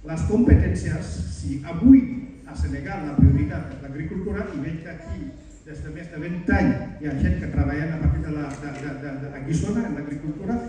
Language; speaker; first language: Catalan; non-native, fluent; Wolof